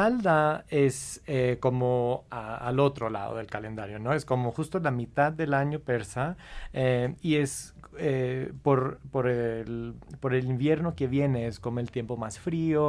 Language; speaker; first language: Spanish; non-native, fluent; English